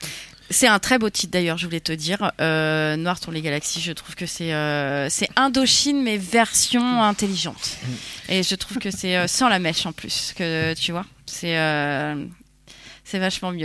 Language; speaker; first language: French; native; French